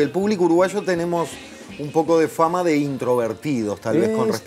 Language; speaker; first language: Spanish; native; Spanish